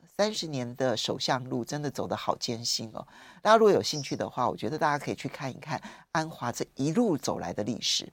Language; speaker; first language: Chinese; native; Chinese